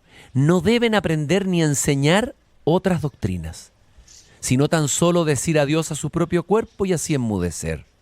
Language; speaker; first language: Spanish; native; Spanish